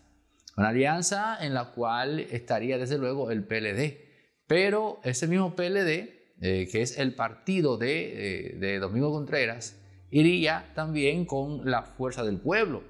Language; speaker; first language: Spanish; native; Spanish